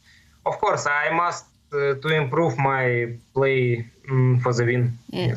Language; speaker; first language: English; non-native, learner; Russian